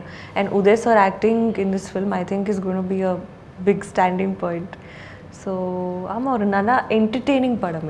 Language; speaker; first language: Tamil; non-native, learner; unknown